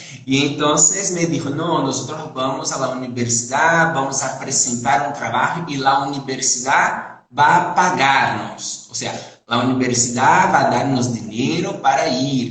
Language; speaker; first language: Spanish; non-native, fluent; Portuguese